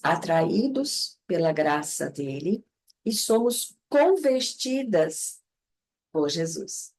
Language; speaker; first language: Portuguese; native; Portuguese